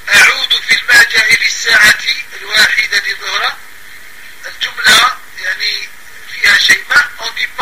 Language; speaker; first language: Arabic; non-native, fluent; French